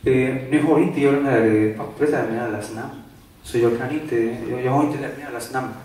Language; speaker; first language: Swedish; non-native, fluent; Spanish